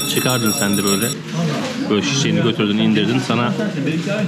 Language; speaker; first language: Turkish; native; Turkish